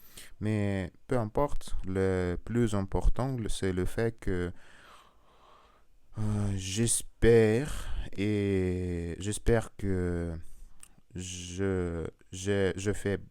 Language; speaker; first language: French; non-native, learner; Russian